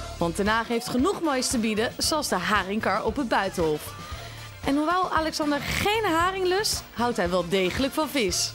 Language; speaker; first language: Dutch; native; Dutch